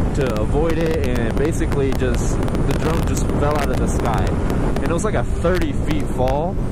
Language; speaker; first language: English; native; English